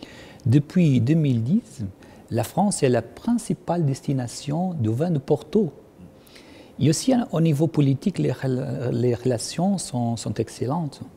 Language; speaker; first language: French; non-native, fluent; Portuguese